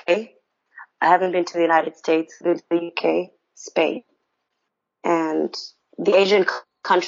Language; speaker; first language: English; non-native, local second language; Ganda